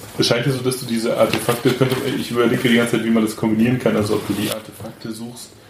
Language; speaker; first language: German; native; German